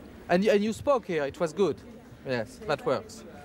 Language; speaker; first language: English; non-native, fluent; French